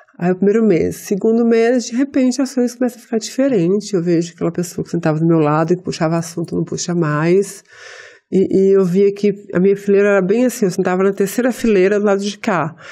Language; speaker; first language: Portuguese; native; Portuguese